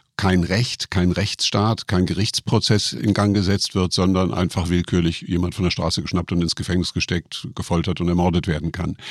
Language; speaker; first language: German; native; German